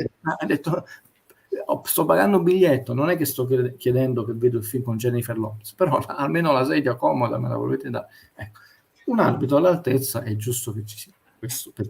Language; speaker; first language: Italian; native; Italian